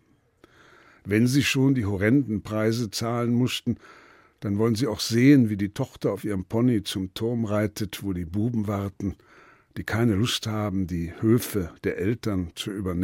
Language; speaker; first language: German; native; German